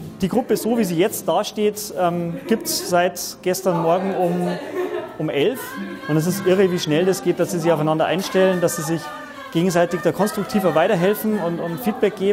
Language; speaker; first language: German; native; German